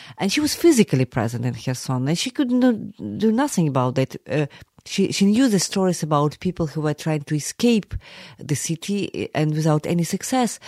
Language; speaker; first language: English; non-native, fluent; Ukrainian